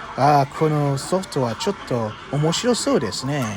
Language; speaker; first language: Japanese; non-native, fluent; English